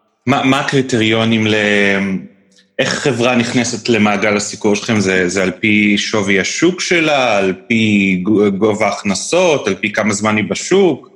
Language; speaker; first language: Hebrew; native; Hebrew